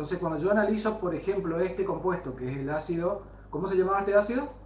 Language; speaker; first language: Spanish; native; Spanish